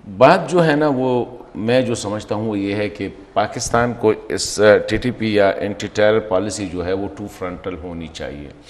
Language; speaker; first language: Urdu; non-native, local second language; Pashto